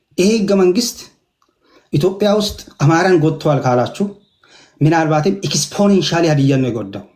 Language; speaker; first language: Amharic; non-native, local second language; Hadiyya